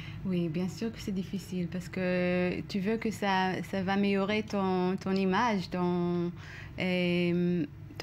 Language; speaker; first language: French; non-native, learner; Hebrew